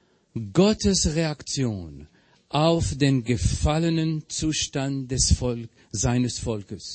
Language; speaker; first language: German; non-native, fluent; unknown